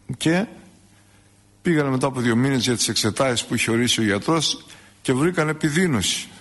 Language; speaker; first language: Greek; native; Greek